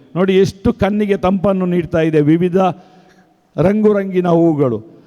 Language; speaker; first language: Kannada; non-native, local second language; Konkani